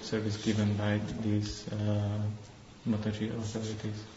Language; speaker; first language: English; non-native, fluent; Hungarian